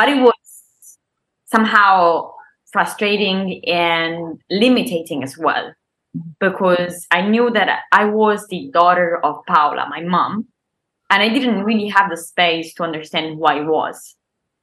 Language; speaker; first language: English; non-native, fluent; Italian